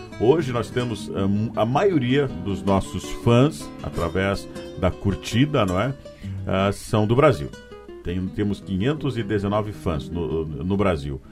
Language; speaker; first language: Portuguese; native; Portuguese